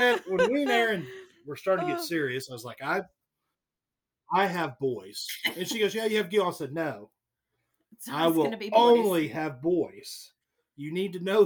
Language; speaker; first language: English; native; English